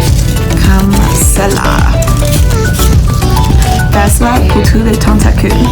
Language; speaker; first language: French; non-native, learner; English